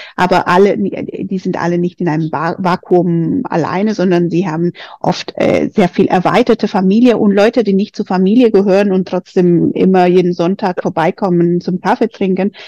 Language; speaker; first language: German; non-native, fluent; Spanish